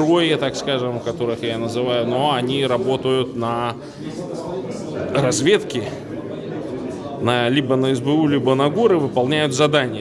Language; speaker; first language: Russian; native; Russian